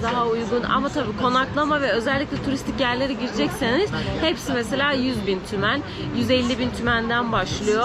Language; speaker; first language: Turkish; native; Turkish